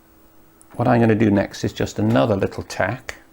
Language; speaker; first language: English; native; English